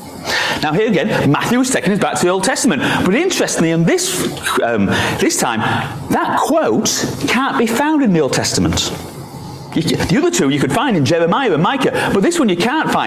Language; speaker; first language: English; native; English